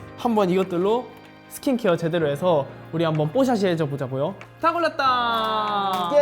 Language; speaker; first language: Korean; native; Korean